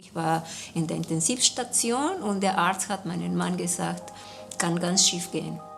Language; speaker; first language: German; non-native, fluent; Spanish